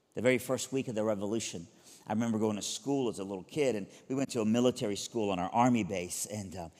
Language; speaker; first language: English; early bilingual, other home language; Persian